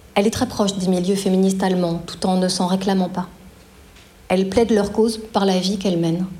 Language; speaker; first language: French; native; French